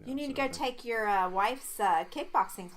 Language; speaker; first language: English; native; English